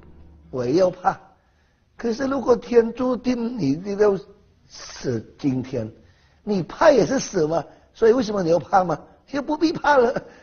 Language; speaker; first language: Chinese; non-native, learner; Hakka Chinese